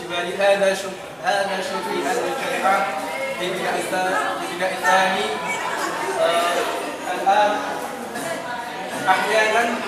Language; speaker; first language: Arabic; non-native, learner; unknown